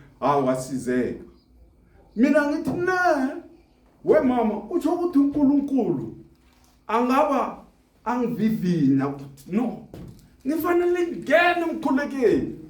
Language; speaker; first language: Zulu; non-native, local second language; Tsonga